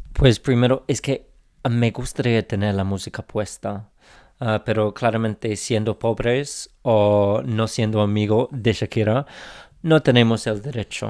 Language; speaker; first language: Spanish; non-native, fluent; English